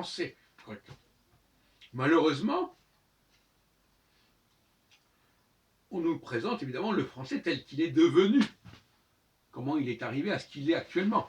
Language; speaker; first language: French; native; French